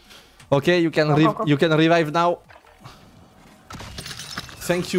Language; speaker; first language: English; non-native, learner; French